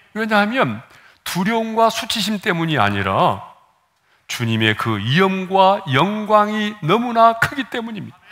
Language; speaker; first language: Korean; native; Korean